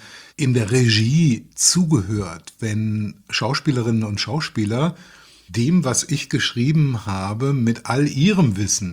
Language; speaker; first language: German; native; German